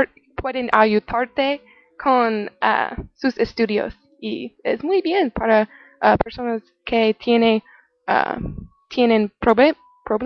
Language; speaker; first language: Spanish; non-native, learner; English